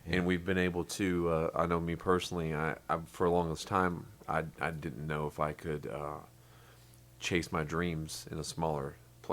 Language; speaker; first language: English; native; English